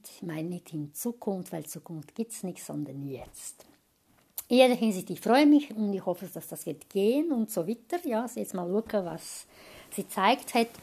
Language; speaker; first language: German; non-native, fluent; Croatian